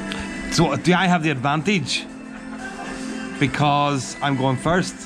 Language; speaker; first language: English; native; English